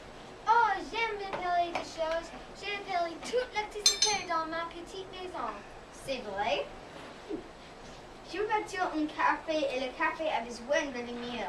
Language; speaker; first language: French; non-native, learner; English